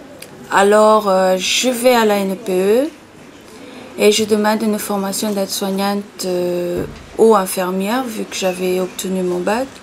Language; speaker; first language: French; non-native, fluent; Portuguese